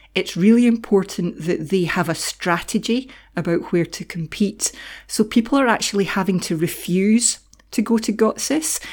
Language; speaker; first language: English; native; English